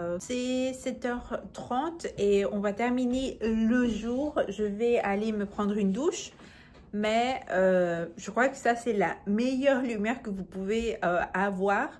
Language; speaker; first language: French; non-native, fluent; Spanish